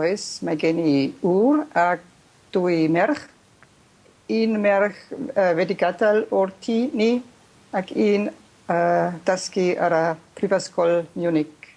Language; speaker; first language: Welsh; non-native, learner; German